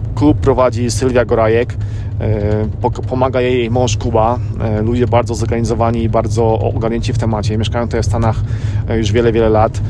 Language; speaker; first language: Polish; native; Polish